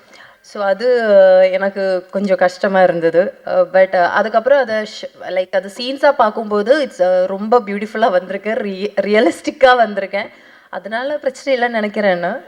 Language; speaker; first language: Tamil; non-native, fluent; Malayalam